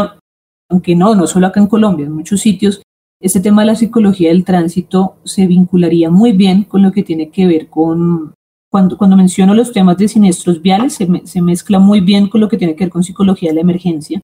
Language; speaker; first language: Spanish; native; Spanish